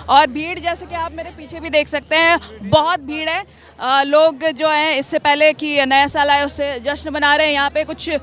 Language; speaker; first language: Hindi; native; Hindi